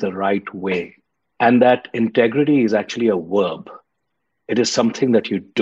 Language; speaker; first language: English; non-native, local second language; Hindi